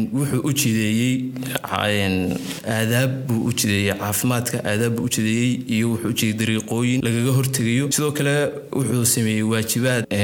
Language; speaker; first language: Somali; native; Somali